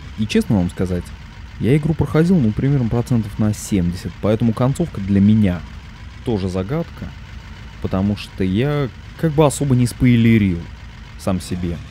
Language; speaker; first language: Russian; native; Russian